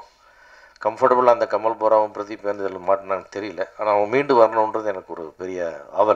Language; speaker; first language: Tamil; native; Tamil